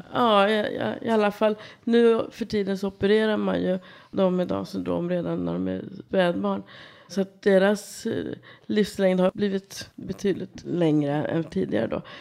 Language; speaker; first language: Swedish; native; Swedish